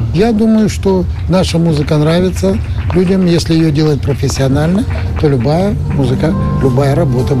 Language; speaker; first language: German; non-native, learner; Russian